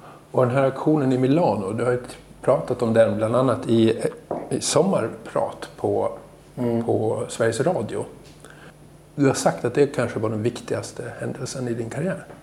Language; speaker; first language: Swedish; native; Swedish